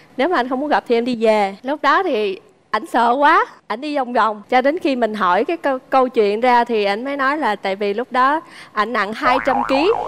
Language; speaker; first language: Vietnamese; native; Vietnamese